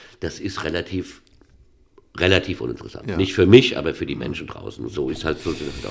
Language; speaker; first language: German; native; German